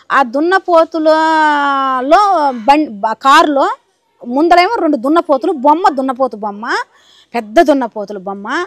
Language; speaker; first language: Telugu; native; Telugu